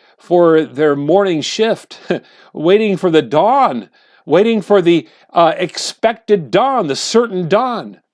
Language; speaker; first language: English; native; English